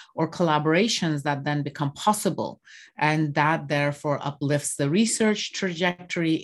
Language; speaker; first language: English; non-native, local second language; Bangla